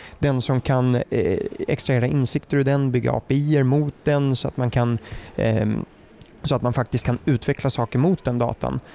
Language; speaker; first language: Swedish; early bilingual, other home language; German